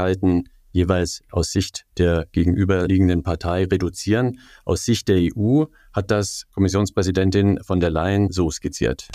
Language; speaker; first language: German; native; German